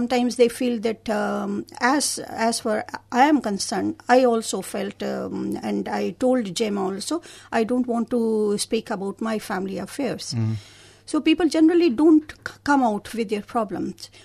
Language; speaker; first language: English; non-native, local second language; Hindi